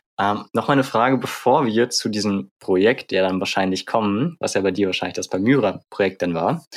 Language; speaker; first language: German; native; German